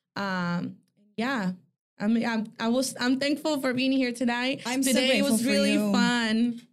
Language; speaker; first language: English; early bilingual, other home language; Spanish